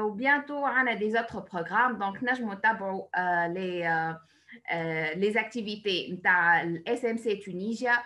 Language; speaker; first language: French; non-native, local second language; Arabic